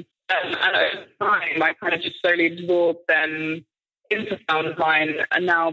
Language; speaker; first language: English; native; English